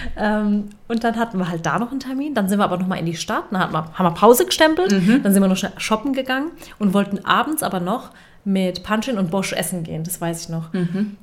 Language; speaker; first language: German; early bilingual, other home language; Turkish